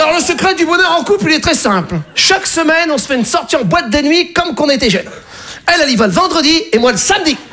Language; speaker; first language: French; early bilingual, other home language; Arabic